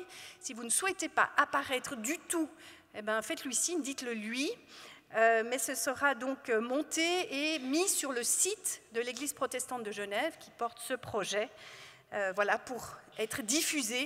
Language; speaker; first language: French; native; French